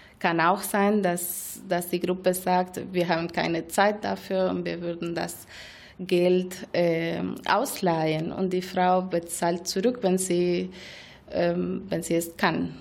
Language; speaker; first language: German; non-native, fluent; Spanish